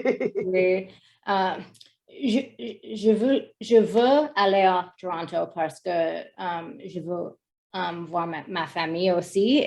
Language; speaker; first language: French; non-native, learner; English